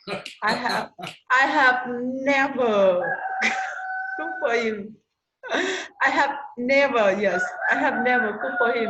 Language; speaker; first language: English; non-native, learner; Vietnamese